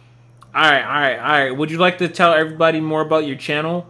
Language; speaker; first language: English; native; English